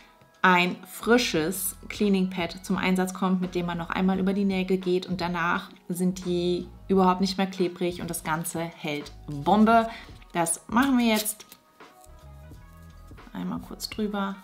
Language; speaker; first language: German; native; German